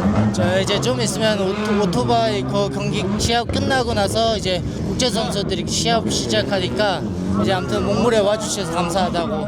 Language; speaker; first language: Korean; non-native, fluent; Mongolian